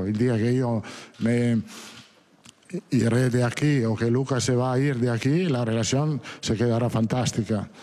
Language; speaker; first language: Spanish; non-native, fluent; Italian